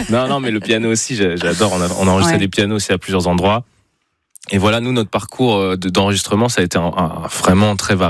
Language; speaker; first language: French; native; French